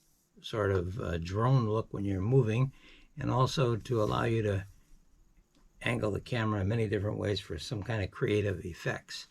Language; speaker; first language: English; native; English